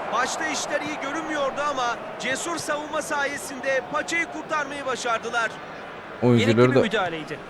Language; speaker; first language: Turkish; native; Turkish